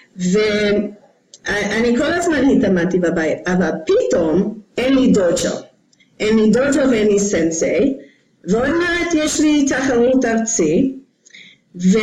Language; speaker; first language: Hebrew; non-native, fluent; English